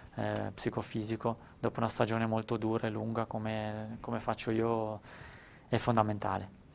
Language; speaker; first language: Italian; native; Italian